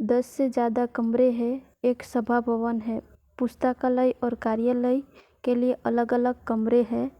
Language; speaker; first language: Hindi; non-native, local second language; Gujarati